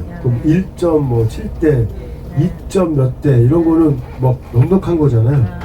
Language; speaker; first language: Korean; native; Korean